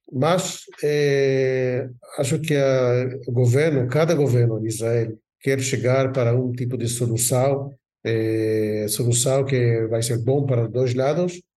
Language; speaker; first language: Portuguese; non-native, fluent; Hebrew